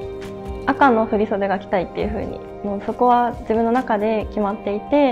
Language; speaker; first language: Japanese; native; Japanese